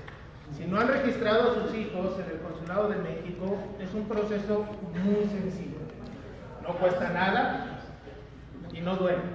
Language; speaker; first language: Spanish; native; Spanish